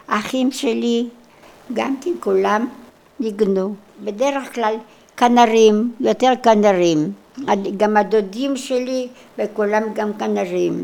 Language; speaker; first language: Hebrew; non-native, local second language; Polish